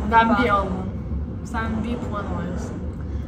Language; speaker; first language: Turkish; early bilingual, heritage; Turkish